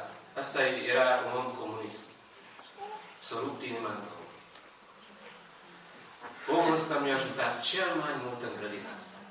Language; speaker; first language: Romanian; non-native, learner; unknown